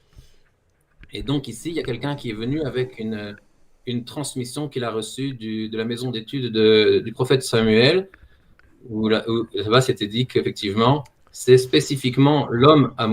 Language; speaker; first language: French; native; French